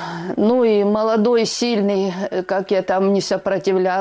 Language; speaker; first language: Russian; non-native, local second language; Ukrainian